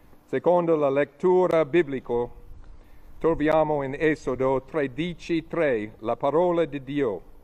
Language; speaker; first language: Italian; non-native, learner; English